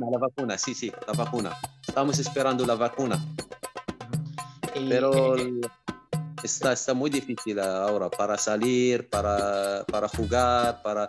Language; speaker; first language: Spanish; non-native, fluent; Arabic